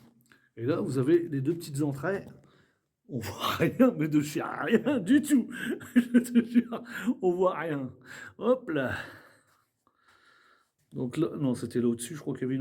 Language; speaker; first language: French; native; French